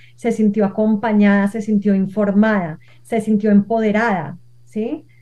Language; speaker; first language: Spanish; native; Spanish